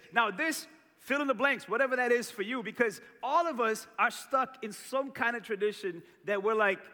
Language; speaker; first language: English; early bilingual, other home language; Portuguese